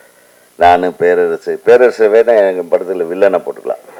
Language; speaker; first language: Tamil; native; Tamil